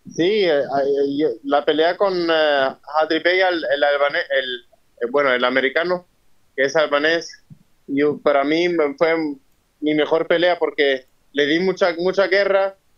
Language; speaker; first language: Spanish; early bilingual, heritage; Spanish